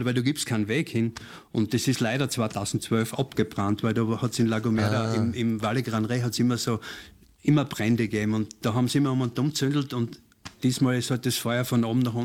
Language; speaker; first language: German; native; German